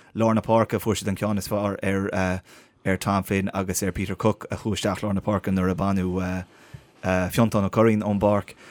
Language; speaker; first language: Irish; native; Irish